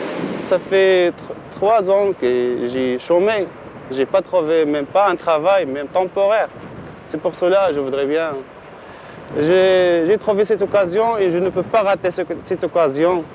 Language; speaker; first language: French; non-native, local second language; Arabic